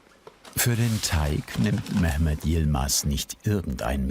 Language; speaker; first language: German; native; German